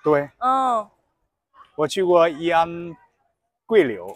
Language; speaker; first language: Chinese; native; Chinese